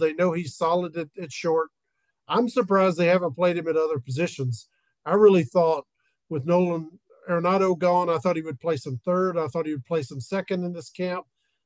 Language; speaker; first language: English; native; English